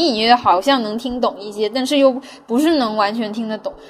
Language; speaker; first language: Chinese; non-native, local second language; Cantonese